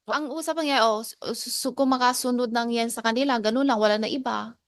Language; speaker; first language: Filipino; non-native, learner; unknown